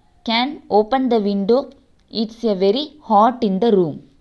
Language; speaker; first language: English; non-native, local second language; Tamil